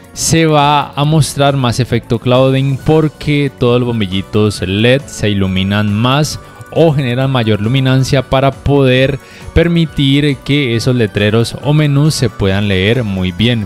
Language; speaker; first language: Spanish; native; Spanish